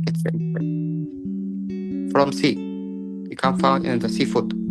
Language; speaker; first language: English; non-native, learner; Arabic